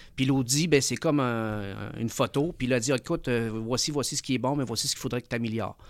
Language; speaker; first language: French; early bilingual, other home language; Spanish